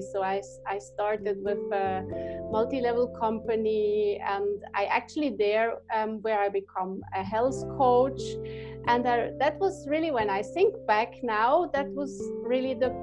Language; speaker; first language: English; non-native, fluent; German